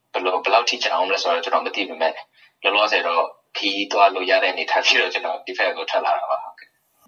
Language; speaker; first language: Burmese; non-native, local second language; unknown